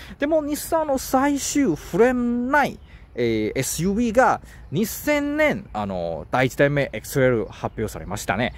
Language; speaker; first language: Japanese; non-native, learner; Chinese